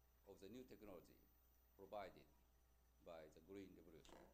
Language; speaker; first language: English; non-native, fluent; Japanese